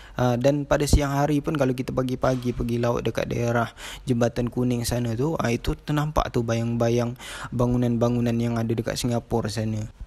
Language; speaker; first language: Malay; native; Malay